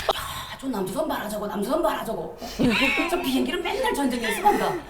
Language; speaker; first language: Korean; native; Korean